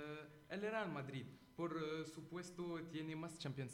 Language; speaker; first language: Spanish; non-native, learner; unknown